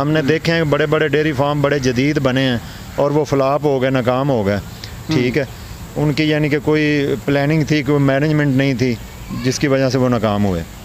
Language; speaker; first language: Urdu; non-native, local second language; Punjabi